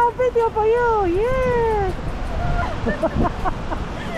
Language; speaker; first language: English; non-native, learner; Korean